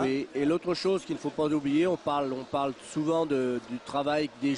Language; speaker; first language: French; native; French